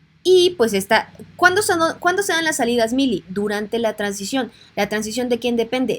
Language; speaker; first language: Spanish; native; Spanish